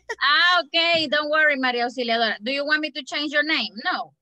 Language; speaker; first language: English; non-native, fluent; Spanish